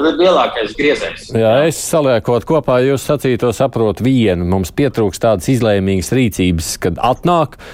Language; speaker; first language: Latvian; native; Latvian